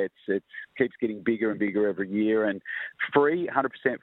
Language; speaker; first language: English; native; English